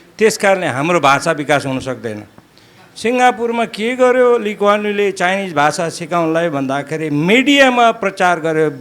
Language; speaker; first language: Nepali; non-native, local second language; Gurung